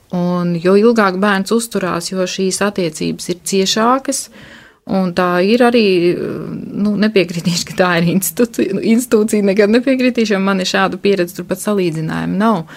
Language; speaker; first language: Latvian; native; Latvian